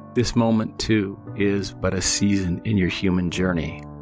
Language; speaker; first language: English; native; English